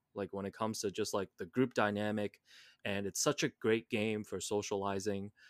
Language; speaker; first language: English; non-native, local second language; Cantonese